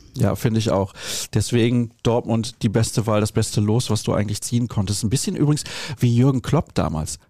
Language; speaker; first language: German; native; German